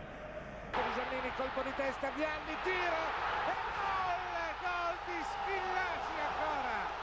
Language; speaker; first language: Italian; native; Italian